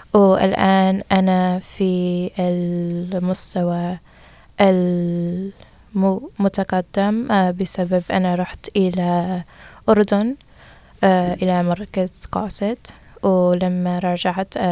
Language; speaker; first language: Arabic; non-native, learner; English